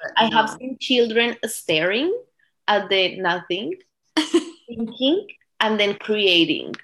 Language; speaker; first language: English; non-native, fluent; Spanish